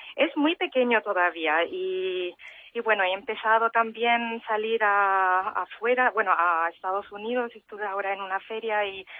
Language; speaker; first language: Spanish; early bilingual, heritage; German